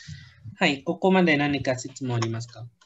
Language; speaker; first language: Japanese; non-native, fluent; Khmer